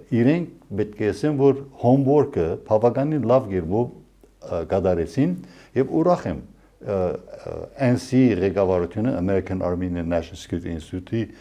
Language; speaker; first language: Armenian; early bilingual, heritage; Armenian